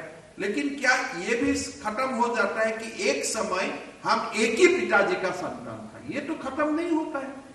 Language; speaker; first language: Hindi; non-native, local second language; Assamese